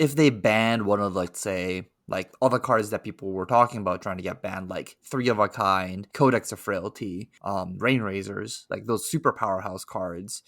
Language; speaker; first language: English; native; English